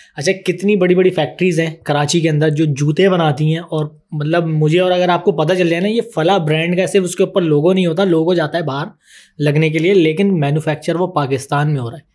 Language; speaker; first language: Urdu; native; Urdu